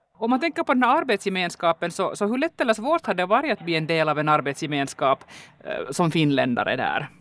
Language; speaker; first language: Swedish; native; Swedish